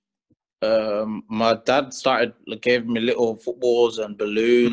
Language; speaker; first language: English; native; English